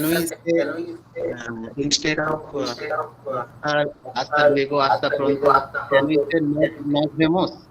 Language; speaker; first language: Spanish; non-native, learner; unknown